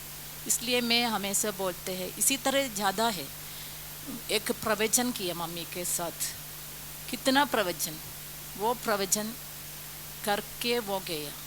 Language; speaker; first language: Hindi; non-native, local second language; Malayalam